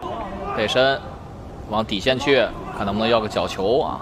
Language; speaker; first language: Chinese; native; Chinese